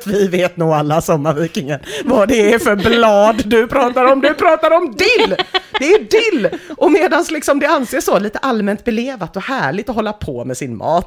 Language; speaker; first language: Swedish; native; Swedish